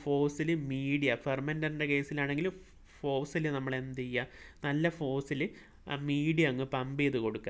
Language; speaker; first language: Malayalam; native; Malayalam